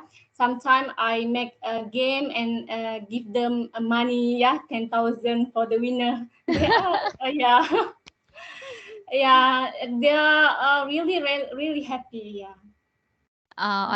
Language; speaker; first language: English; non-native, learner; Indonesian